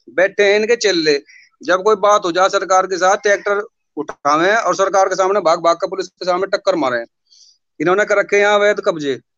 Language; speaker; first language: Hindi; native; Hindi